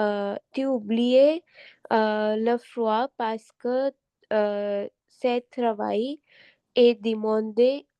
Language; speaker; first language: French; non-native, learner; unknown